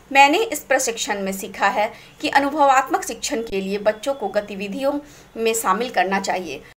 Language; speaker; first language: Hindi; native; Hindi